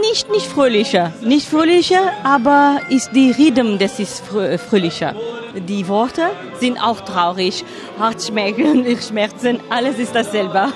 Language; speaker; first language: German; non-native, learner; Portuguese